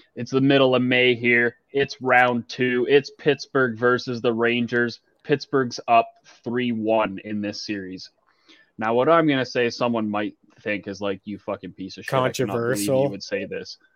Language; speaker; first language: English; native; English